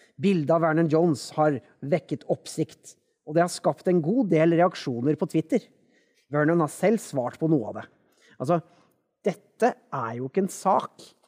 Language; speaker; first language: Norwegian; native; Norwegian